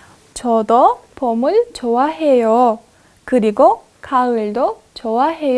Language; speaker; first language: Korean; non-native, fluent; Kyrgyz